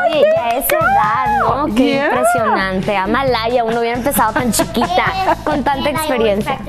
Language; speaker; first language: Spanish; native; Spanish